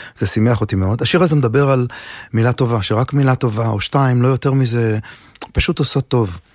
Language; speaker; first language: Hebrew; native; Hebrew